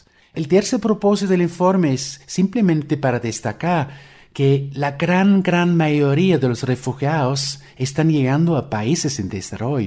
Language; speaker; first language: Spanish; non-native, fluent; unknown